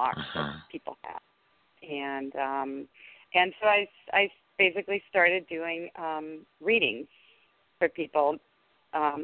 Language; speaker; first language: English; non-native, fluent; Danish